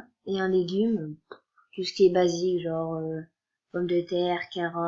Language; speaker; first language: French; native; French